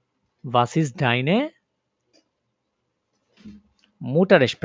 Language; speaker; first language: German; non-native, learner; Bangla